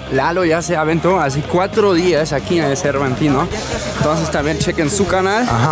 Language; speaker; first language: Spanish; non-native, fluent; German